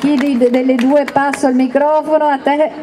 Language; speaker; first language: Italian; native; Italian